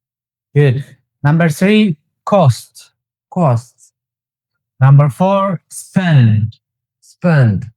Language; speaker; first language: English; non-native, fluent; Tigrinya